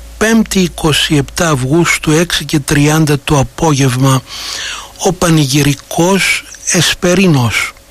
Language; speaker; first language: Greek; native; Greek